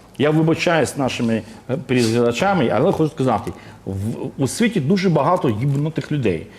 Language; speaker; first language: Ukrainian; native; Ukrainian